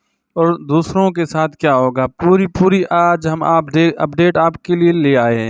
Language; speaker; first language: Hindi; non-native, local second language; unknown